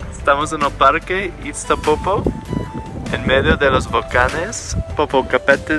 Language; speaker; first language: Spanish; non-native, learner; English